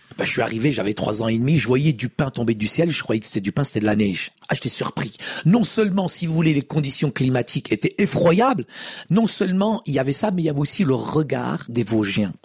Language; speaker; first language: French; early bilingual, other home language; Arabic